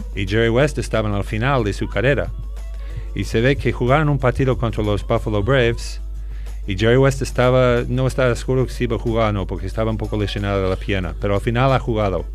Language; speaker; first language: Spanish; non-native, fluent; English